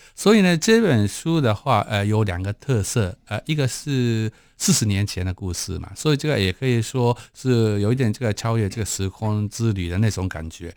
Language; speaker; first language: Chinese; non-native, fluent; Japanese